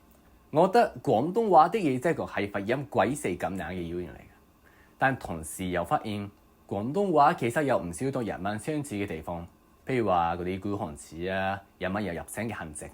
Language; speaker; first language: Cantonese; non-native, fluent; Japanese